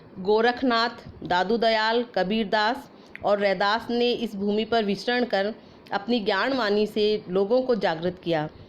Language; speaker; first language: Hindi; native; Hindi